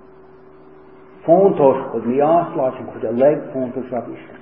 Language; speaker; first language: Hungarian; non-native, fluent; English